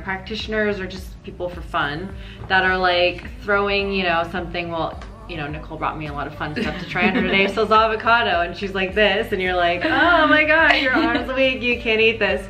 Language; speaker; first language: English; native; English